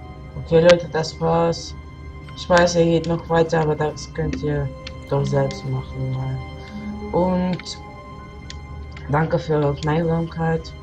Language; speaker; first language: German; non-native, local second language; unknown